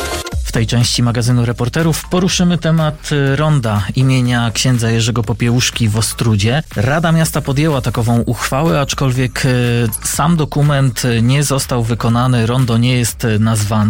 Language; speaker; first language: Polish; native; Polish